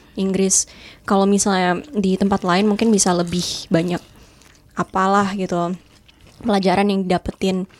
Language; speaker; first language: Indonesian; native; Indonesian